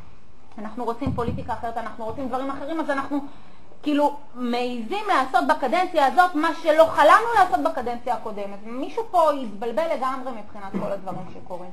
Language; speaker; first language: Hebrew; native; Hebrew